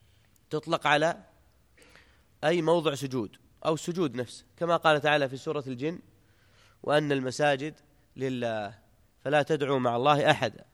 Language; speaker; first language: Arabic; native; Arabic